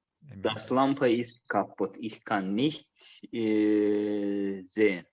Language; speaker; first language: German; non-native, learner; Azerbaijani